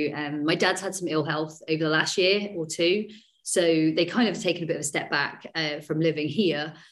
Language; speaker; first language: English; native; English